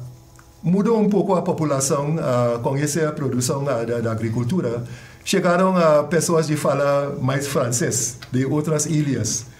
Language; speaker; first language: Portuguese; non-native, fluent; English